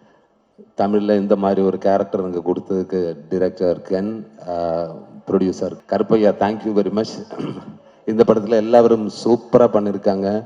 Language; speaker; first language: Tamil; non-native, learner; Malayalam